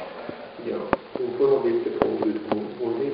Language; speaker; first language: German; non-native, learner; Swedish